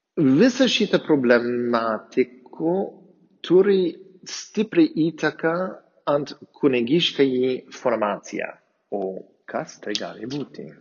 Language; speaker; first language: Lithuanian; non-native, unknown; English